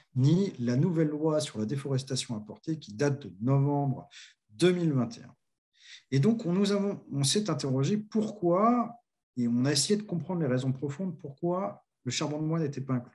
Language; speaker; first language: French; native; French